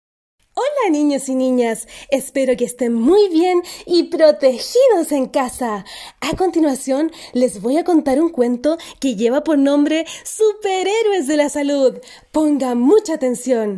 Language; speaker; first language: Spanish; native; Spanish